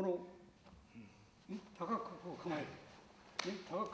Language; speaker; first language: Japanese; native; Japanese